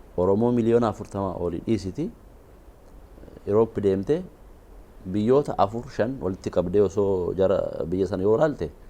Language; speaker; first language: Oromo; non-native, local second language; Amharic